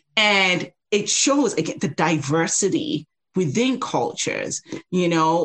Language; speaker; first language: English; non-native, local second language; Yoruba